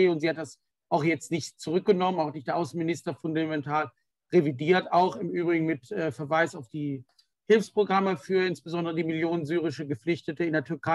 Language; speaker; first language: German; native; German